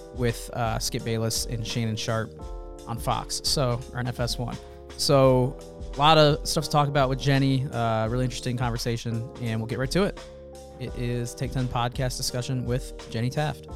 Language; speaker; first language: English; native; English